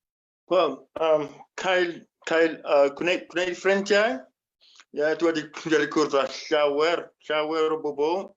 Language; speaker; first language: Welsh; non-native, fluent; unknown